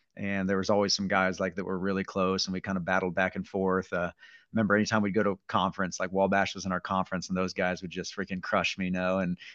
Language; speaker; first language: English; native; English